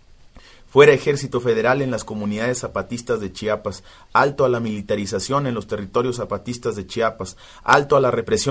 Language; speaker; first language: Spanish; native; Spanish